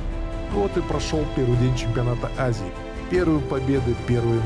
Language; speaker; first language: Russian; native; Russian